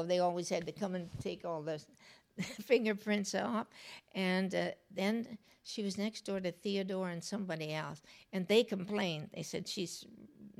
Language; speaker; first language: English; native; English